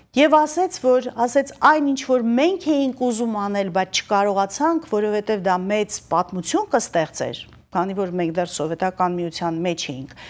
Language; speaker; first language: Armenian; native; Armenian